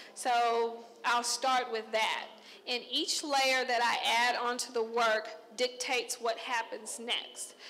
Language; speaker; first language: English; native; English